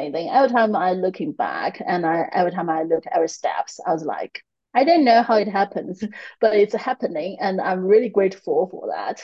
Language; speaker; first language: English; non-native, fluent; Chinese